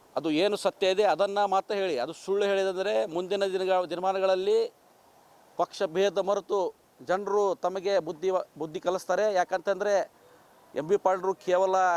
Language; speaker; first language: Kannada; native; Kannada